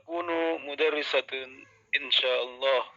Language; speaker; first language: Arabic; non-native, learner; Indonesian